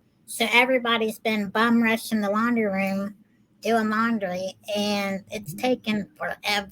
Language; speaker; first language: English; native; English